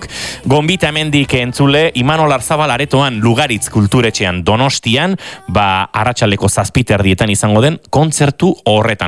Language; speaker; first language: Basque; native; Basque